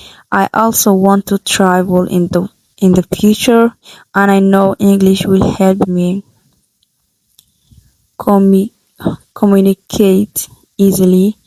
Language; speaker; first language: English; non-native, learner; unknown